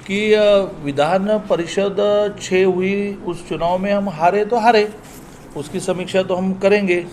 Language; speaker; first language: Hindi; non-native, local second language; Marathi